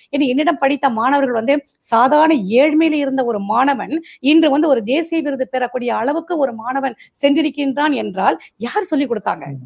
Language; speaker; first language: Tamil; non-native, local second language; Marathi